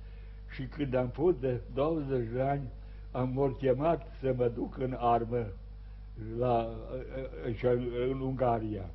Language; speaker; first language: Romanian; non-native, local second language; Serbian